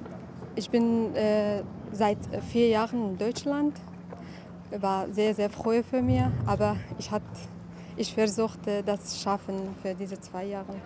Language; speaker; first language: German; non-native, learner; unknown